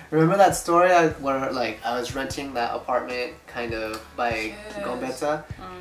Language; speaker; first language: English; native; English